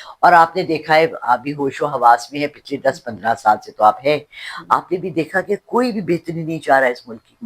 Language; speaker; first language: Urdu; native; Urdu